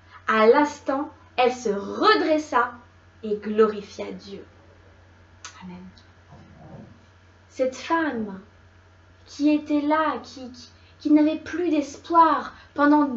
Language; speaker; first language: French; native; French